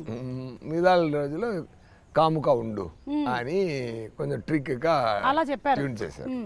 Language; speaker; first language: Telugu; non-native, learner; Tamil